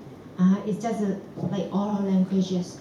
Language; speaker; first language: English; non-native, fluent; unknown